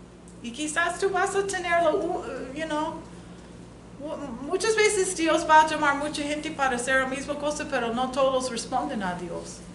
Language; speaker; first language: Spanish; non-native, learner; English